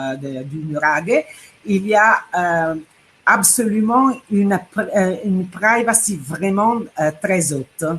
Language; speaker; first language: French; non-native, fluent; Italian